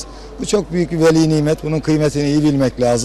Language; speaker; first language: Turkish; native; Turkish